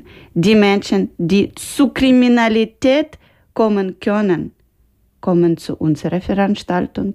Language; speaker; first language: German; non-native, learner; Ukrainian